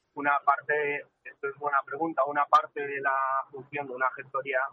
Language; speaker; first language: Spanish; native; Spanish